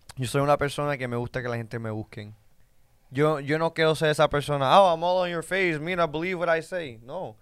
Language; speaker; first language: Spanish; early bilingual, heritage; Spanish